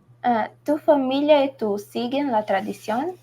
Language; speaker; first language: Spanish; non-native, learner; Portuguese